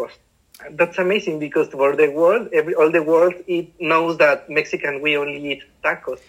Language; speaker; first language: English; non-native, fluent; Spanish